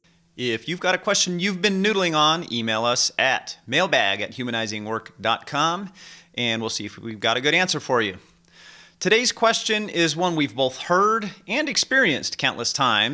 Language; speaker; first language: English; native; English